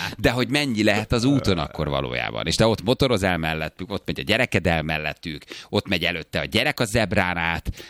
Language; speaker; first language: Hungarian; native; Hungarian